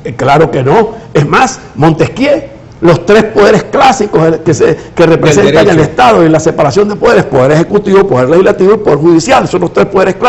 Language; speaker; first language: Spanish; native; Spanish